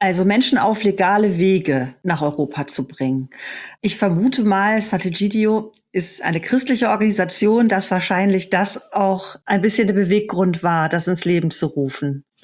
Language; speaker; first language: German; native; German